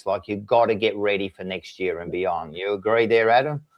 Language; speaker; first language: English; native; English